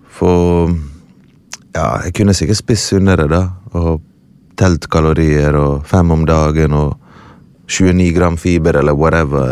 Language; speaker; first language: Norwegian; early bilingual, other home language; Bosnian